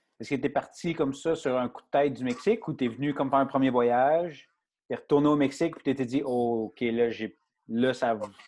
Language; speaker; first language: French; native; French